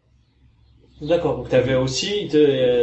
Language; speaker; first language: French; native; French